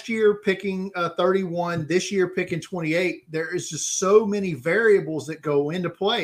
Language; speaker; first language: English; native; English